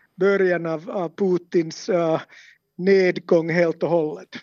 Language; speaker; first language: Swedish; non-native, local second language; Finnish